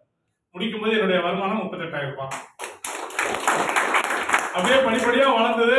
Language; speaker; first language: Tamil; native; Tamil